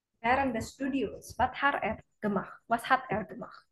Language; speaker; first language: German; non-native, fluent; Indonesian